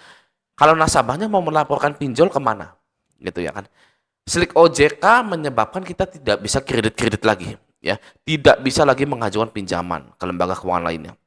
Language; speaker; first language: Indonesian; native; Indonesian